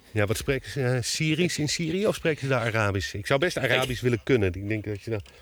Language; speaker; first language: Dutch; native; Dutch